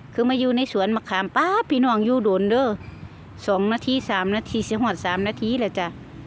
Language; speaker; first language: Thai; native; Thai